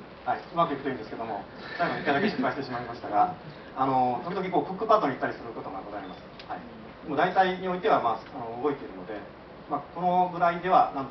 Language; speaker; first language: Japanese; native; Japanese